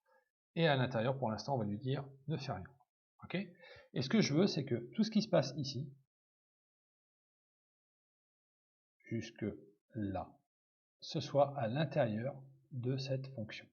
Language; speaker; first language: French; native; French